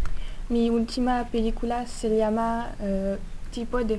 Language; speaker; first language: Spanish; non-native, learner; French